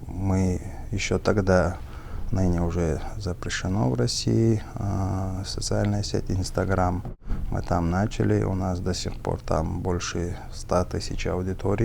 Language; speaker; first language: Russian; non-native, local second language; Chechen